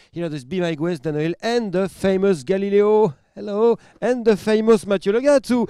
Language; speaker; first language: English; non-native, fluent; French